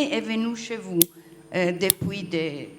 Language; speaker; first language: French; non-native, learner; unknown